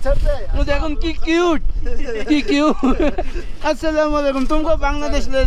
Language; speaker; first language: Hindi; non-native, learner; Bangla